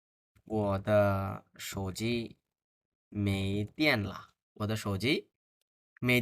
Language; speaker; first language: Chinese; non-native, fluent; Bangla